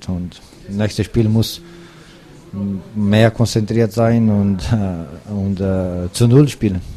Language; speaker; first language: German; non-native, learner; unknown